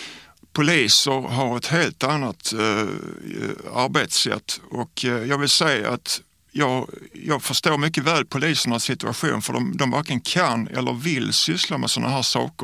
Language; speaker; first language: Swedish; native; Swedish